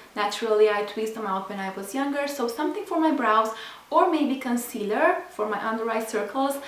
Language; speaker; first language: English; non-native, fluent; Hungarian